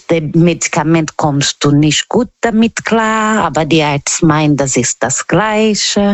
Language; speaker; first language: German; non-native, learner; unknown